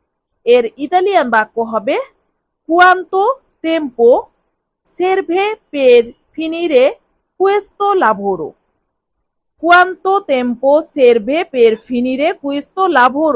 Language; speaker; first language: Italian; non-native, fluent; Bangla